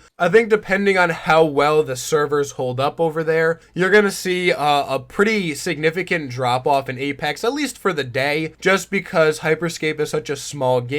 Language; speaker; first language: English; native; English